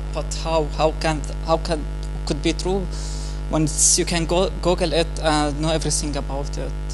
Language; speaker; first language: English; non-native, learner; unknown